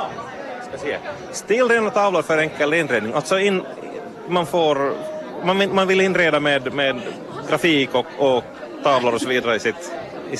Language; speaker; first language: Swedish; native; Swedish